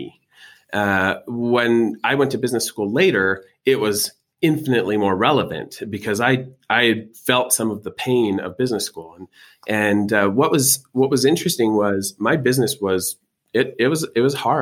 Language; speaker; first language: English; native; English